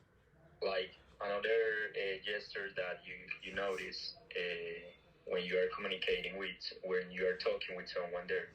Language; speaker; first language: English; non-native, fluent; Spanish